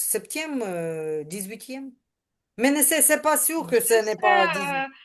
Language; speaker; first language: French; non-native, learner; Ukrainian